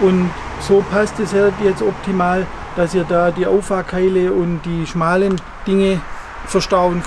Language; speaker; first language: German; native; German